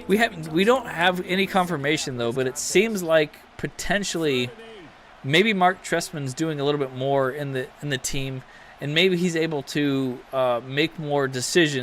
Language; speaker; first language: English; native; English